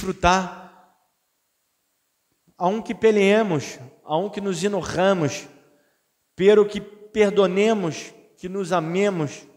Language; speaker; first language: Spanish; non-native, fluent; Portuguese